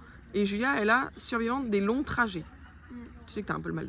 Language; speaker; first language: French; native; French